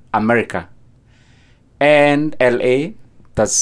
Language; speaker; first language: English; non-native, local second language; Meru